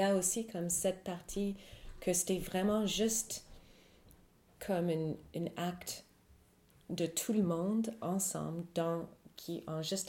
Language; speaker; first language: French; non-native, fluent; English